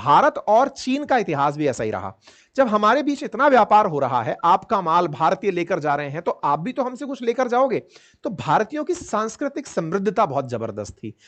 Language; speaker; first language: Hindi; native; Hindi